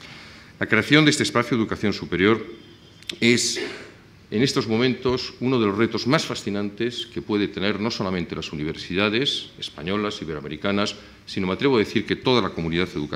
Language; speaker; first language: Spanish; native; Spanish